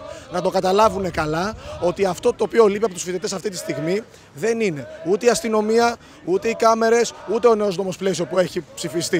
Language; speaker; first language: Greek; native; Greek